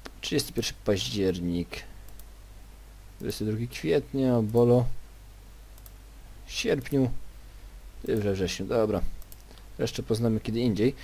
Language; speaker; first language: Polish; native; Polish